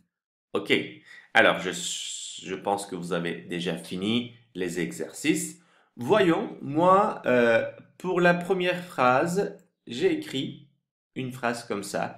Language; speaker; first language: French; non-native, fluent; Turkish